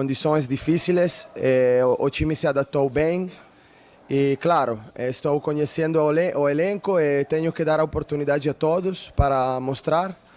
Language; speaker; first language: Portuguese; non-native, fluent; Italian